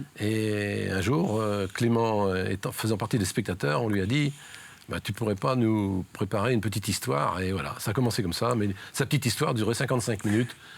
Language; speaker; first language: French; native; French